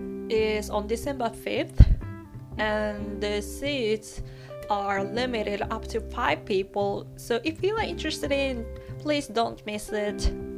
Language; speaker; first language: English; non-native, fluent; Japanese